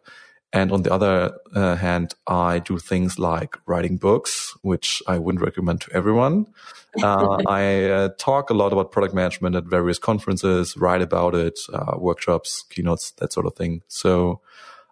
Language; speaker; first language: English; non-native, fluent; German